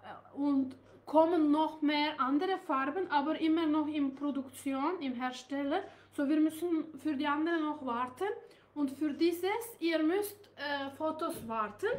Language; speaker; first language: German; non-native, learner; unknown